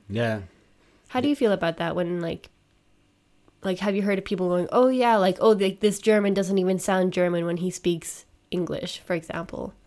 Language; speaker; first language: English; native; English